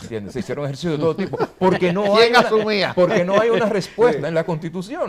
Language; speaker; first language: Spanish; native; Spanish